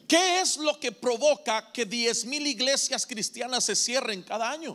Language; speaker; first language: Spanish; native; Spanish